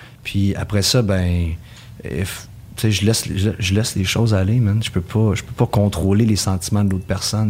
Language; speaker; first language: French; early bilingual, heritage; French